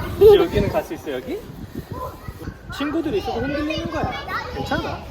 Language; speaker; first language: Korean; native; Korean